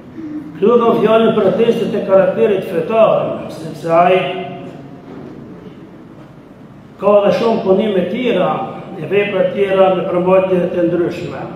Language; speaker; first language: Albanian; native; Albanian